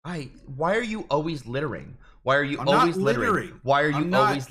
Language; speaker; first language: English; native; English